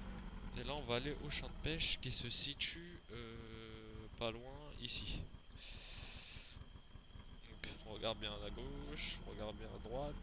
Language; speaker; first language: French; native; French